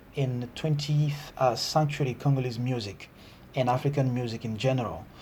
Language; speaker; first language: English; non-native, fluent; Lingala